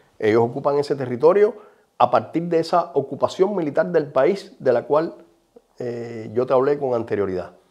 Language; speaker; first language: Spanish; native; Spanish